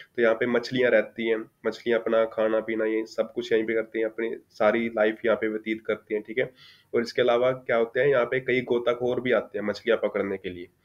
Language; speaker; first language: Hindi; non-native, local second language; Punjabi